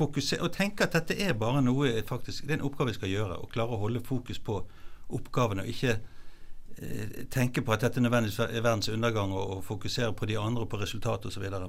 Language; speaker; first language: Norwegian; native; Norwegian